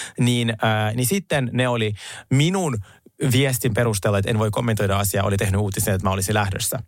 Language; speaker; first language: Finnish; non-native, fluent; Russian